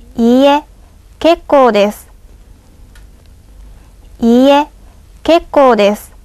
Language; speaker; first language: Japanese; native; Japanese